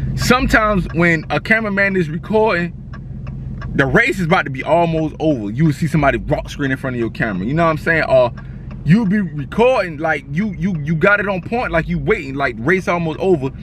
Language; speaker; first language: English; native; English